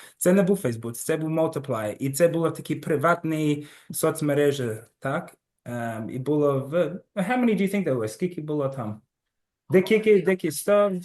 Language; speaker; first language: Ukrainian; early bilingual, heritage; Ukrainian